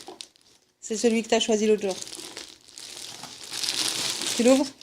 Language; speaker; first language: French; native; French